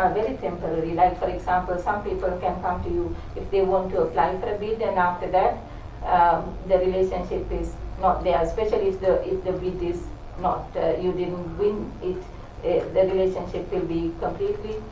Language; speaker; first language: English; non-native, local second language; Sinhala